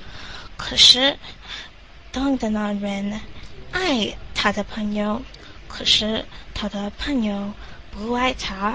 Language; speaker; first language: Chinese; non-native, learner; English